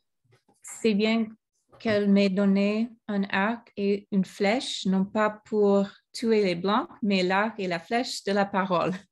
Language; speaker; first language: French; non-native, fluent; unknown